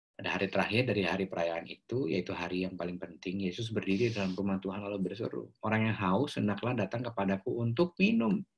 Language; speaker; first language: Indonesian; native; Indonesian